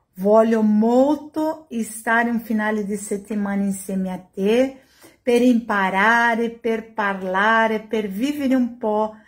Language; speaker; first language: Italian; non-native, learner; Portuguese